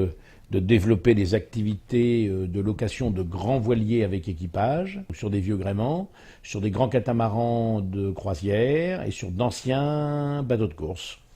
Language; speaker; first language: French; native; French